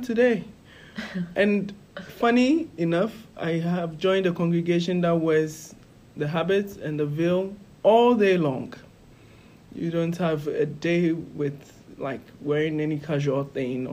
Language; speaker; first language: English; non-native, local second language; Ewe